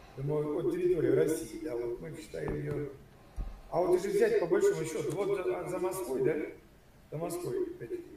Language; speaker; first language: Russian; native; Russian